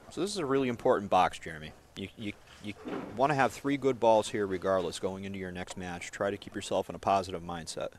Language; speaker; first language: English; native; English